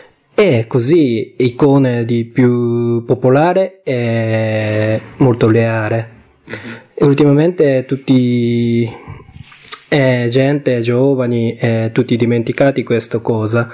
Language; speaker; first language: Italian; non-native, learner; Japanese